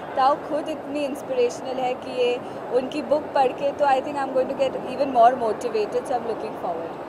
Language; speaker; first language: Hindi; native; Hindi